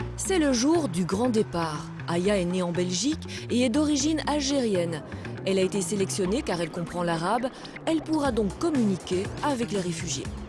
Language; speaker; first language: French; native; French